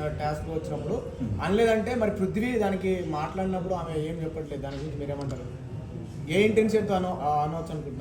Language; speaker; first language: Telugu; native; Telugu